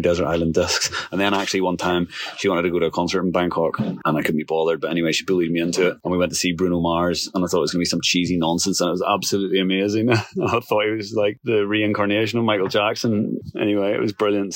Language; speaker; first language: English; native; English